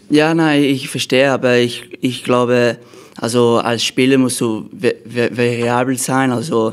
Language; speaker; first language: German; non-native, fluent; English